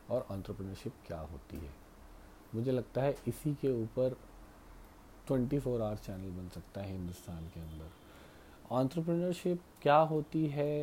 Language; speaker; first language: Hindi; native; Hindi